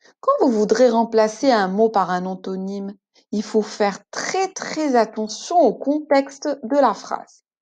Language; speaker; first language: French; non-native, local second language; Arabic